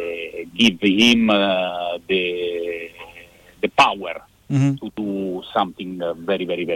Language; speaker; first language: English; non-native, learner; Italian